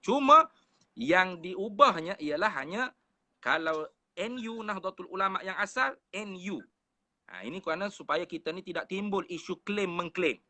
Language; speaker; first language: Malay; native; Malay